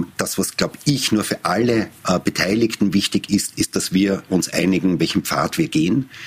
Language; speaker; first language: German; native; German